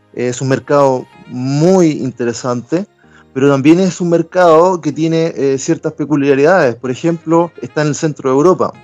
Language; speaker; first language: Spanish; native; Spanish